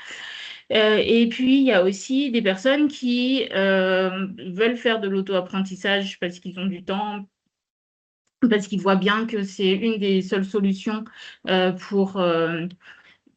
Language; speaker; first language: French; native; French